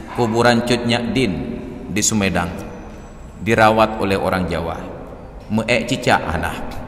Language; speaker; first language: Indonesian; native; Indonesian